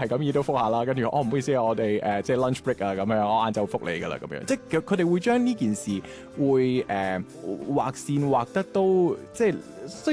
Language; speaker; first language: Cantonese; native; Cantonese